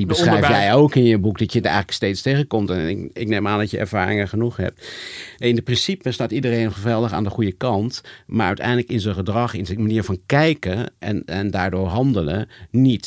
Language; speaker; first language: Dutch; native; Dutch